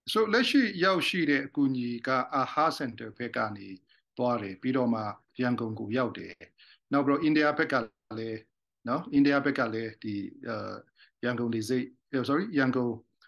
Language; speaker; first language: Burmese; non-native, local second language; Hakha Chin